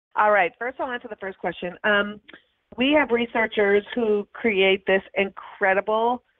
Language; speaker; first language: English; native; English